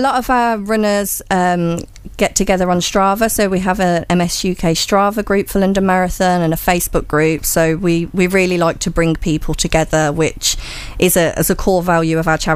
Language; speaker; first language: English; native; English